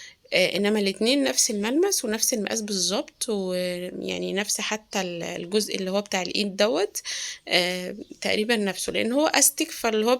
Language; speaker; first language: Arabic; native; Arabic